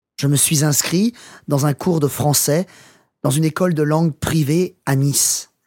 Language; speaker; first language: French; non-native, learner; English